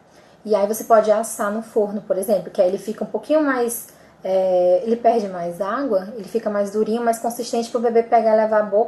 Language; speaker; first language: Portuguese; native; Portuguese